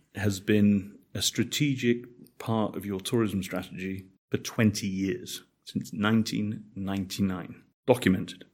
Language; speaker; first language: English; native; English